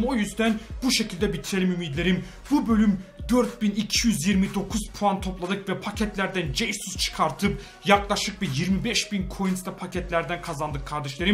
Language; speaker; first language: Turkish; native; Turkish